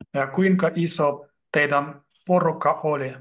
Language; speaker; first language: Finnish; non-native, learner; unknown